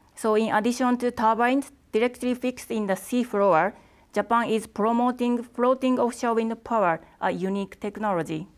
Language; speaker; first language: English; non-native, fluent; Japanese